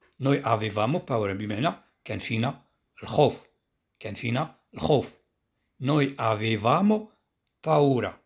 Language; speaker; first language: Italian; non-native, fluent; Arabic